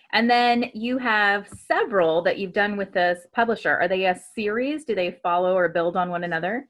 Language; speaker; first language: English; native; English